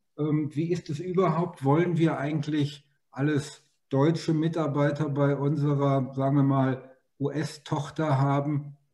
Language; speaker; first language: German; native; German